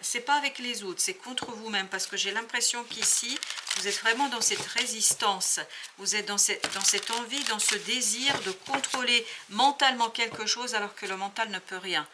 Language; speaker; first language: French; native; French